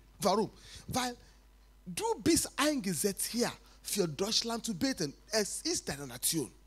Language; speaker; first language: German; non-native, fluent; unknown